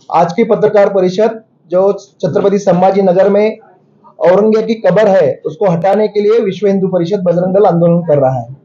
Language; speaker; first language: Hindi; non-native, local second language; Marathi